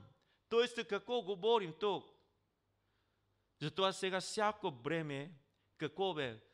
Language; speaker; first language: Bulgarian; non-native, learner; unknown